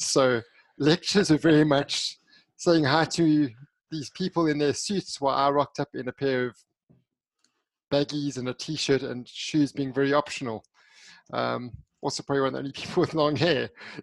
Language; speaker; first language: English; native; English